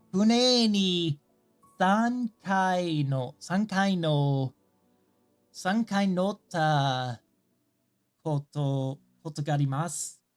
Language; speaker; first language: Japanese; non-native, learner; English